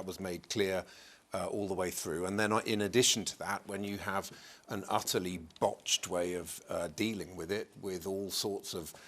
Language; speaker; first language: English; native; English